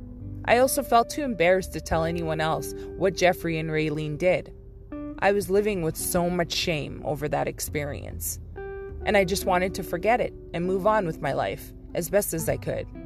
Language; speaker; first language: English; native; English